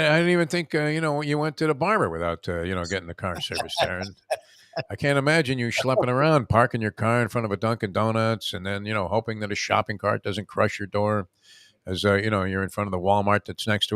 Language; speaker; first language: English; native; English